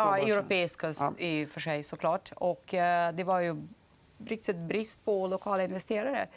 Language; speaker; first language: Swedish; non-native, fluent; Russian